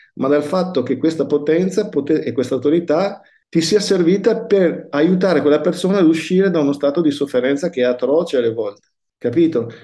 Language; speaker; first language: Italian; native; Italian